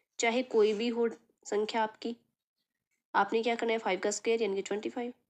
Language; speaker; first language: Hindi; native; Hindi